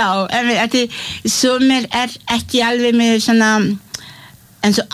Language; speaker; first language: Icelandic; non-native, learner; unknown